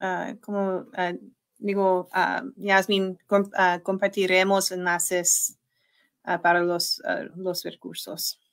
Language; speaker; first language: Spanish; non-native, learner; English